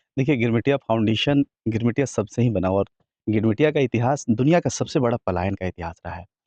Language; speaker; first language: Hindi; native; Hindi